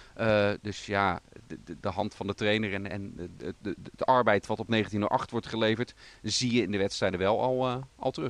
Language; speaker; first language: Dutch; native; Dutch